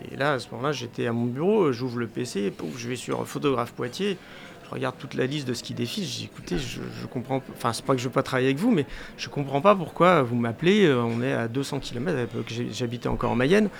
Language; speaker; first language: French; native; French